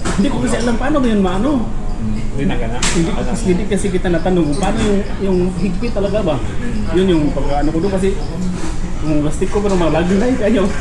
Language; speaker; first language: Filipino; non-native, local second language; Cebuano